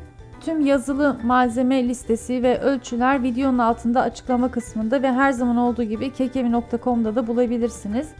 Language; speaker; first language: Turkish; native; Turkish